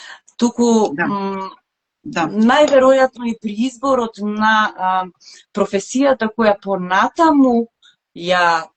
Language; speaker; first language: Macedonian; native; Macedonian